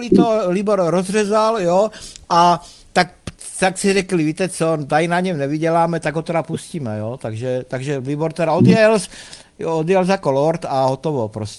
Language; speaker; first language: Czech; native; Czech